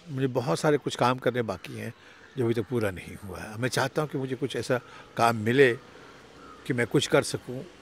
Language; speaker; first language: Hindi; native; Hindi